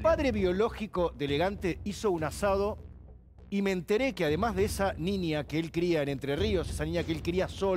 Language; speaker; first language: Spanish; native; Spanish